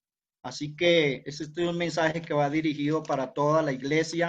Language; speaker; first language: Spanish; native; Spanish